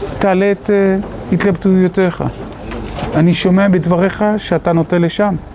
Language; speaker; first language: Hebrew; native; Hebrew